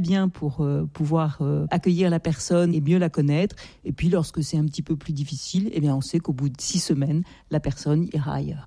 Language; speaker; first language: French; native; French